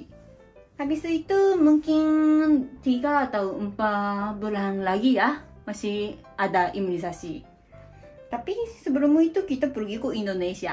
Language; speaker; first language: Indonesian; native; Indonesian